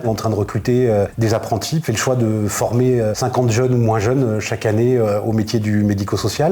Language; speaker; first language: French; native; French